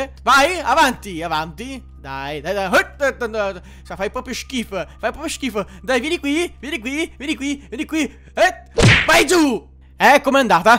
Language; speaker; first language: Italian; native; Italian